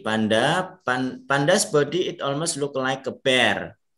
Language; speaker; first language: English; non-native, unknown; Indonesian